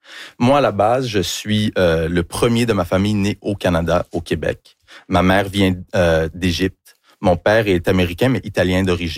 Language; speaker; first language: French; early bilingual, other home language; English